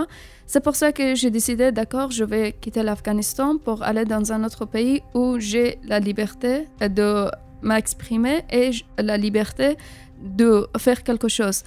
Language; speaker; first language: French; non-native, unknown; Persian